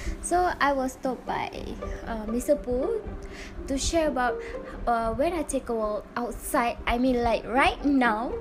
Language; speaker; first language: English; non-native, learner; Malay